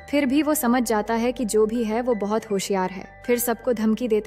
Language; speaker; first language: Hindi; native; Hindi